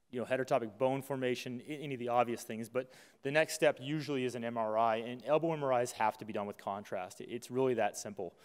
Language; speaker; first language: English; native; English